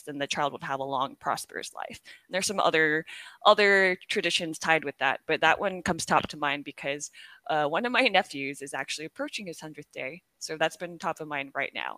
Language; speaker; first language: English; early bilingual, other home language; Korean